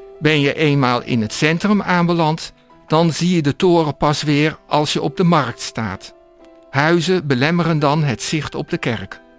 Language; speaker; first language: Dutch; native; Dutch